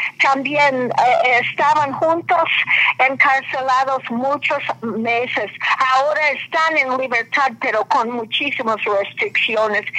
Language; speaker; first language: Spanish; non-native, fluent; English